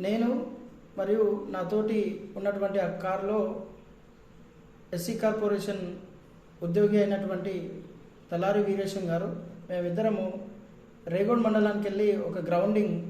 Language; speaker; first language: Telugu; native; Telugu